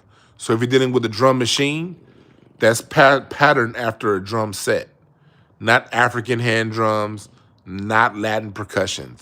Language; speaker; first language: English; native; English